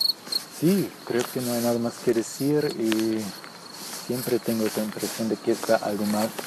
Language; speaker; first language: Spanish; non-native, fluent; German